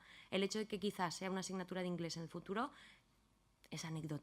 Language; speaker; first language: Spanish; native; Spanish